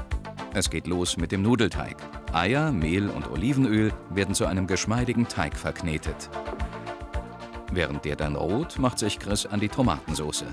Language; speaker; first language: German; native; German